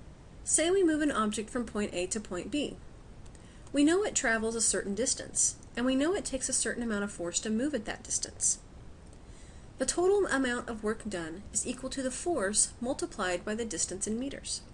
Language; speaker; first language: English; native; English